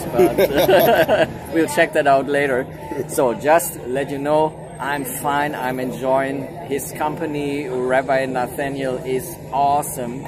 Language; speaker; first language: English; non-native, fluent; Swiss German